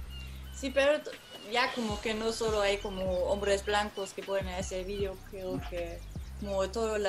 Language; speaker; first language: Spanish; non-native, fluent; German